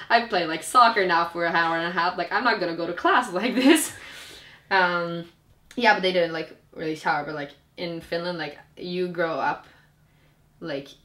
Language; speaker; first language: English; non-native, fluent; Finnish